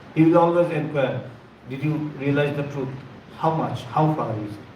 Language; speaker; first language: English; non-native, local second language; Bangla